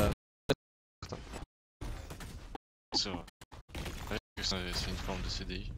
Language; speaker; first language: French; native; French